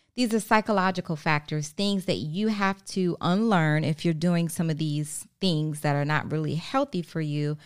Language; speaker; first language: English; native; English